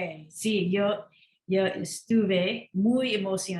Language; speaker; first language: Spanish; non-native, learner; English